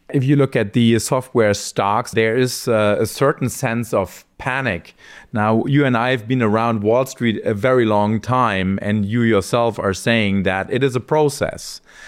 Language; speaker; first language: English; non-native, fluent; German